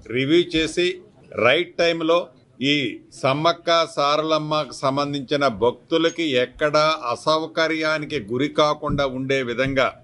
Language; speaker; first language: Telugu; native; Telugu